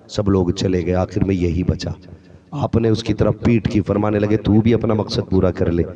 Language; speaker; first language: Urdu; native; Urdu